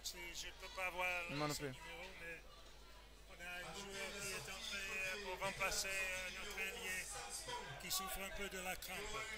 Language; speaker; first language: French; non-native, fluent; English